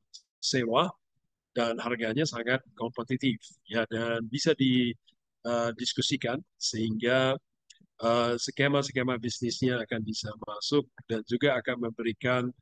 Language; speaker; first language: Indonesian; native; Indonesian